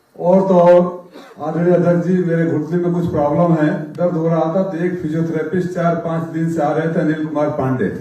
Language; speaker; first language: Hindi; native; Hindi